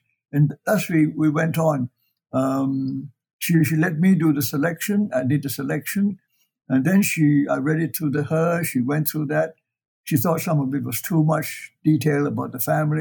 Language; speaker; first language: English; non-native, local second language; Chinese